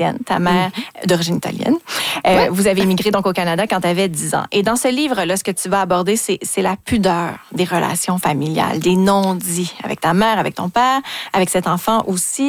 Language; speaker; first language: French; native; French